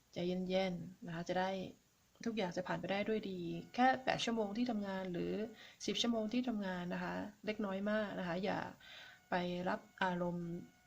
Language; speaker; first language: Thai; native; Thai